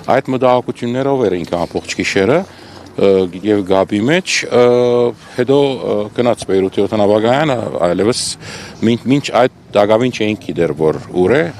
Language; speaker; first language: Armenian; native; Armenian